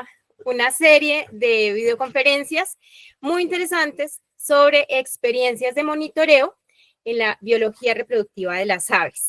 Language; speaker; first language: Spanish; native; Spanish